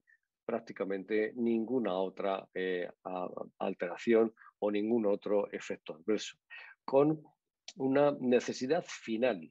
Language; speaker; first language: Spanish; native; Spanish